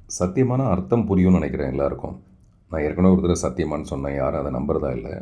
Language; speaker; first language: Tamil; non-native, local second language; Telugu